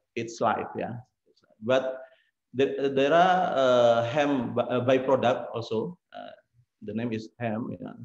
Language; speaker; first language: English; non-native, learner; Indonesian